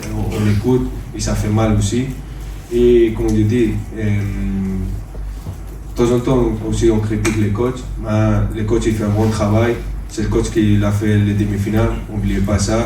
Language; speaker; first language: French; non-native, fluent; Spanish